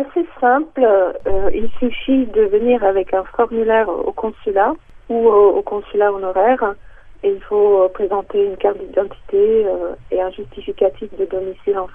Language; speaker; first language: French; non-native, fluent; Czech